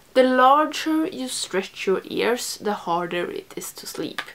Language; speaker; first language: English; non-native, fluent; Swedish